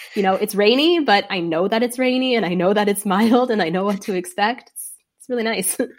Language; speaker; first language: English; native; English